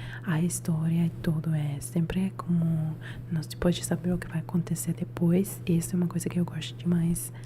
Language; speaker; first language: Portuguese; non-native, learner; Italian